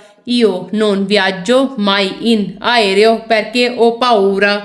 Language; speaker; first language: Italian; non-native, fluent; Urdu